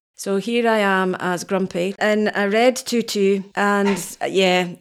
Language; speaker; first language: English; native; English